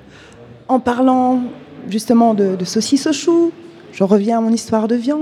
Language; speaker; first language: French; native; French